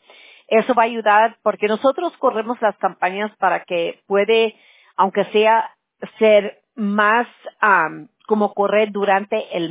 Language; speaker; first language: Spanish; early bilingual, heritage; Spanish